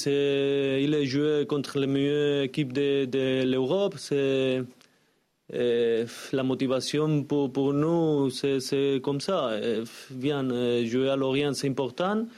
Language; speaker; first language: French; non-native, learner; Spanish